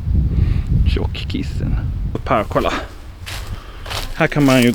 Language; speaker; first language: Swedish; native; Swedish